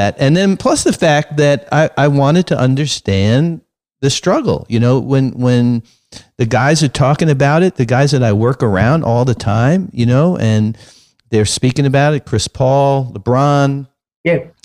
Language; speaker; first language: English; native; English